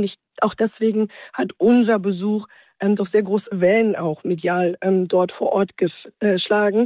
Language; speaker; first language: German; native; German